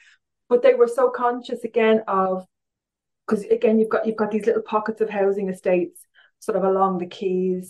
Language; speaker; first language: English; native; English